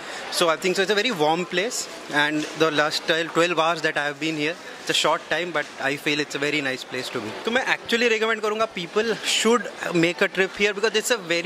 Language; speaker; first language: Hindi; native; Hindi